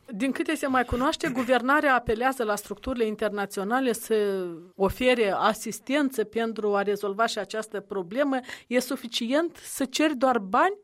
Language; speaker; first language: Romanian; native; Romanian